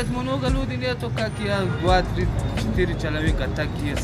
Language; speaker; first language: Russian; non-native, learner; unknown